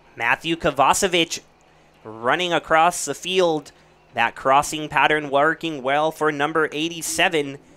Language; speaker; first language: English; early bilingual, other home language; Spanish